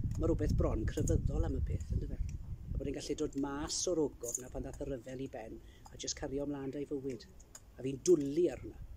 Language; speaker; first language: Welsh; early bilingual, heritage; Welsh